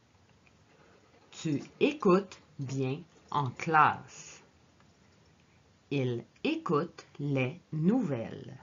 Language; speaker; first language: French; native; French